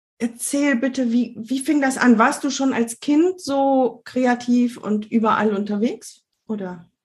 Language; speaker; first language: German; native; German